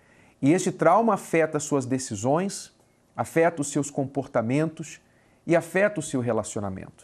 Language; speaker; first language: Portuguese; native; Portuguese